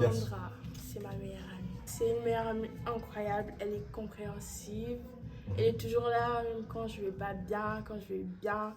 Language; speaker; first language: French; native; French